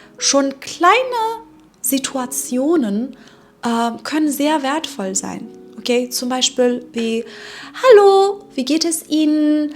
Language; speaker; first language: German; non-native, fluent; Persian